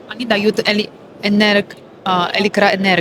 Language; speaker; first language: Russian; non-native, learner; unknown